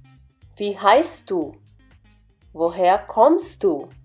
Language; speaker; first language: German; non-native, fluent; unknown